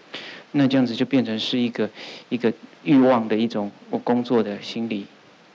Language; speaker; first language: Chinese; native; Chinese